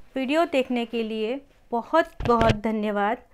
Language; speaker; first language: Hindi; non-native, local second language; Marathi